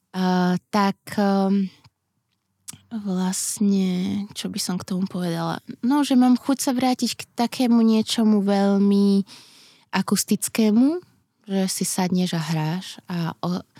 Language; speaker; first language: Slovak; native; Slovak